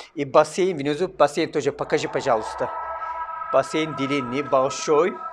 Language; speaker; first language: Russian; non-native, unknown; Turkish